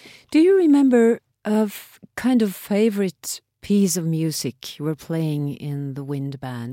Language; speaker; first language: English; non-native, fluent; Norwegian